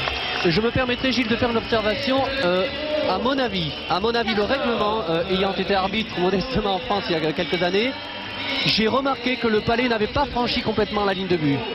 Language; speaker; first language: French; native; French